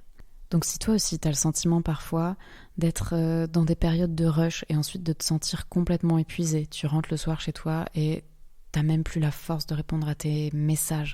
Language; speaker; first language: French; native; French